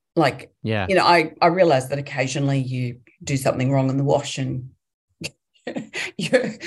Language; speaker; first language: English; native; English